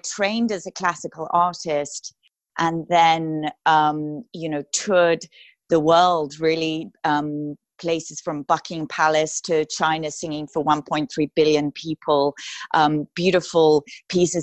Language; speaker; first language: English; native; English